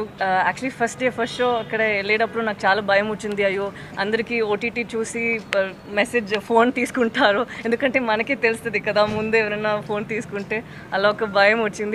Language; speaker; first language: Telugu; non-native, fluent; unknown